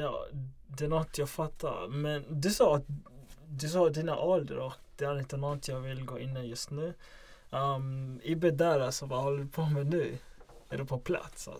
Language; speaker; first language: Swedish; non-native, local second language; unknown